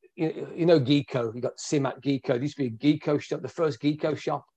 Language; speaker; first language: English; native; English